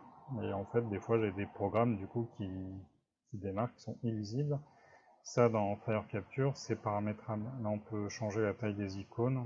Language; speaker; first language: French; native; French